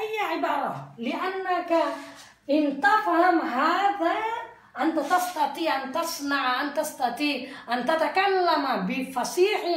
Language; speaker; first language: Arabic; non-native, fluent; Bangla